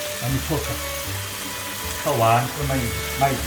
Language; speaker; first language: Thai; non-native, learner; Korean